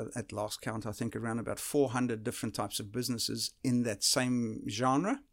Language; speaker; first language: English; early bilingual, other home language; Dutch